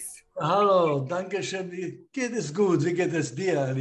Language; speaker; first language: German; non-native, fluent; Slovak